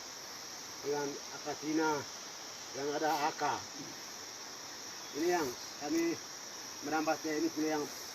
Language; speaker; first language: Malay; non-native, local second language; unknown